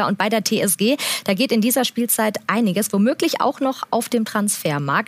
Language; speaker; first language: German; native; German